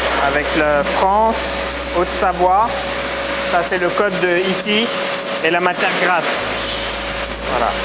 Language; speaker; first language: French; native; French